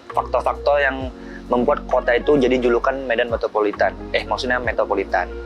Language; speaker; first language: Indonesian; native; Indonesian